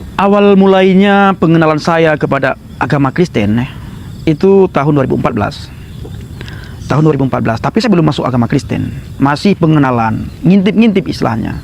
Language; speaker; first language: Indonesian; non-native, local second language; Achinese